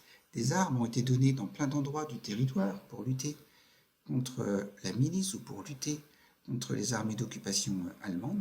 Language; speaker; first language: French; native; French